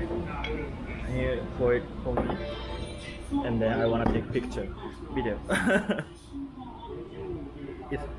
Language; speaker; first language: English; non-native, learner; Japanese